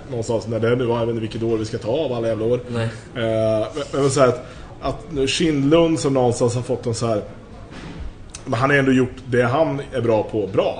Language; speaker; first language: Swedish; native; Swedish